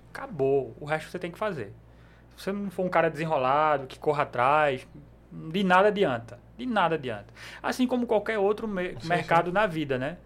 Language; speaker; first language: Portuguese; native; Portuguese